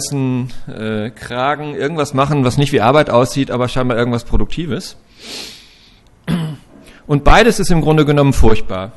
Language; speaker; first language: German; native; German